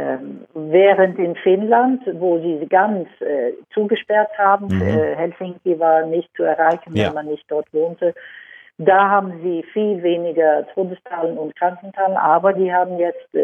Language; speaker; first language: German; non-native, fluent; Swedish